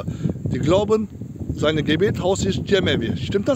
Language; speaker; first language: German; non-native, learner; Turkish